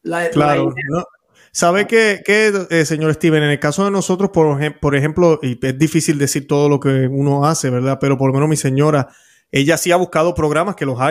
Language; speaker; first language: Spanish; native; Spanish